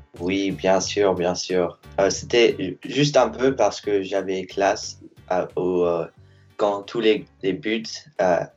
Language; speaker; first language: French; non-native, learner; English